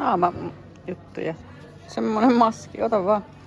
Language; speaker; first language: Finnish; native; Finnish